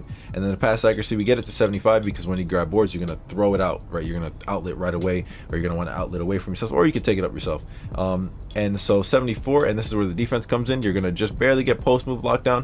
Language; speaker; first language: English; native; English